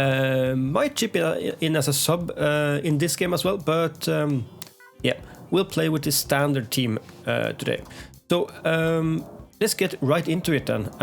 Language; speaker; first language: English; non-native, fluent; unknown